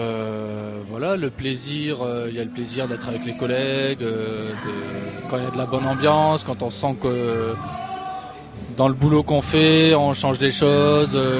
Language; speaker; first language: French; native; French